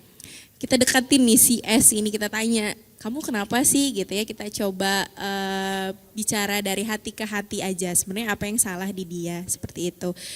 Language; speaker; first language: Indonesian; native; Indonesian